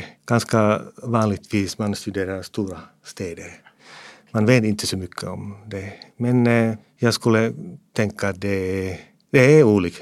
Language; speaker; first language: Swedish; non-native, fluent; Finnish